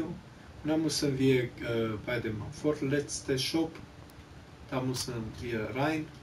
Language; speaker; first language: German; non-native, local second language; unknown